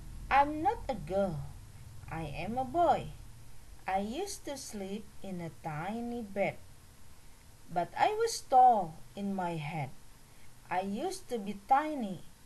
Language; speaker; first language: English; non-native, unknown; Indonesian